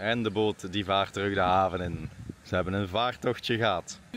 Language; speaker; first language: Dutch; native; Dutch